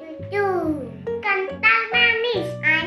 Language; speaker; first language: Indonesian; native; Indonesian